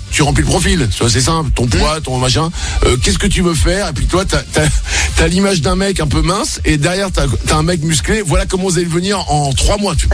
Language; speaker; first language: French; native; French